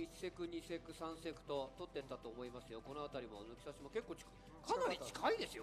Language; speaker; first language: Japanese; native; Japanese